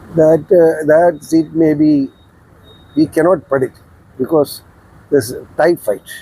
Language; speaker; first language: English; non-native, local second language; Malayalam